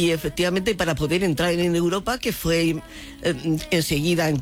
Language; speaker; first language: Spanish; native; Spanish